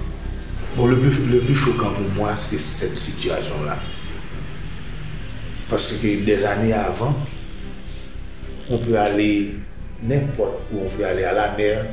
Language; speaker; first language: French; non-native, local second language; Haitian Creole